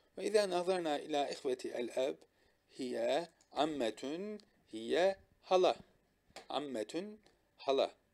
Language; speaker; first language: Arabic; non-native, fluent; Turkish